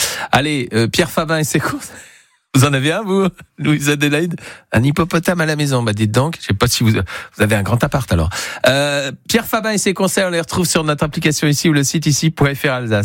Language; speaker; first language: French; native; French